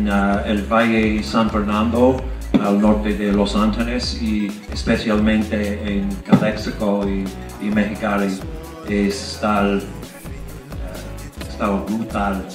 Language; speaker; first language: Spanish; non-native, fluent; English